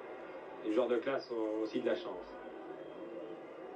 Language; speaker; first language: French; native; French